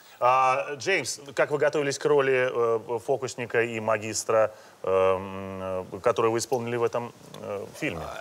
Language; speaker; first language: Russian; native; Russian